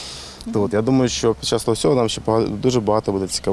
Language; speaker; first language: Ukrainian; native; Ukrainian